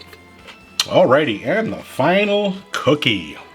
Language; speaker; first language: English; native; English